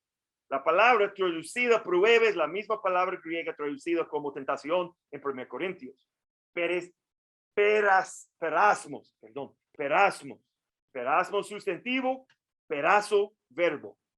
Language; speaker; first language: Spanish; non-native, fluent; English